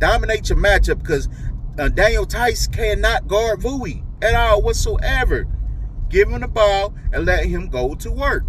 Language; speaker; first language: English; native; English